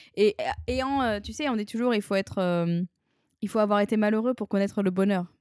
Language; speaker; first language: French; native; French